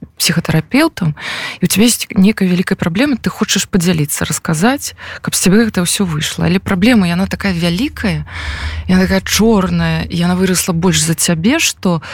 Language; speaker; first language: Belarusian; non-native, local second language; Russian